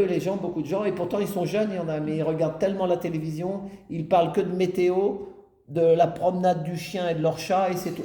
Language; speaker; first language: French; native; French